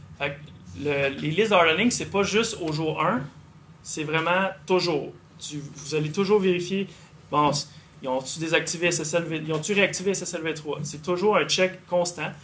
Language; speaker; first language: French; native; French